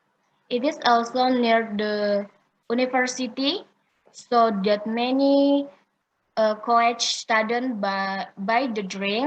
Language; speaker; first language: English; non-native, learner; Indonesian